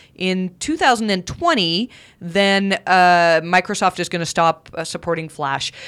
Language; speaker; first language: English; native; English